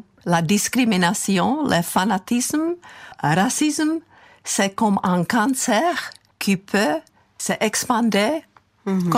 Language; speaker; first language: French; non-native, fluent; Czech